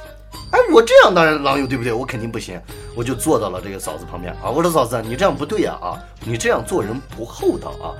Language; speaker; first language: Chinese; native; Chinese